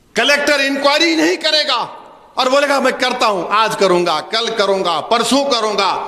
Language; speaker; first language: Urdu; native; Urdu